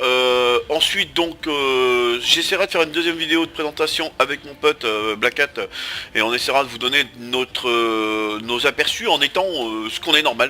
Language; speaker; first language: French; native; French